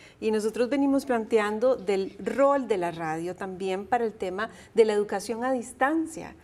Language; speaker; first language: Spanish; native; Spanish